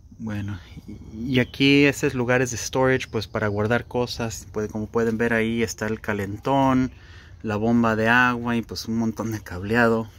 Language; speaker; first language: Spanish; early bilingual, heritage; Spanish